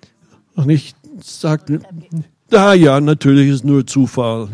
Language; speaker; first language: German; non-native, fluent; English